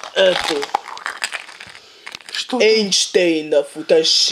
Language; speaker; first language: Russian; early bilingual, heritage; Russian